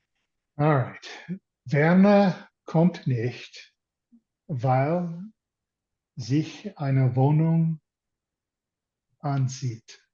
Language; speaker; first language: German; non-native, learner; English